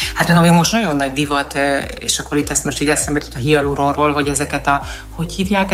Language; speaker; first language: Hungarian; native; Hungarian